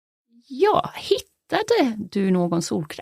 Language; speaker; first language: Swedish; native; Swedish